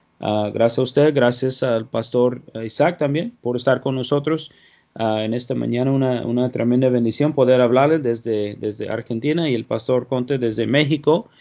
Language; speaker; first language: Spanish; non-native, fluent; English